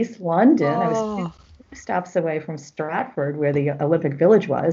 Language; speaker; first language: English; native; English